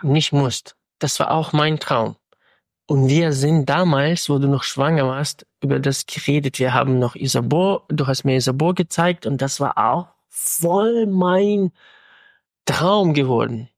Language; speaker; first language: German; non-native, fluent; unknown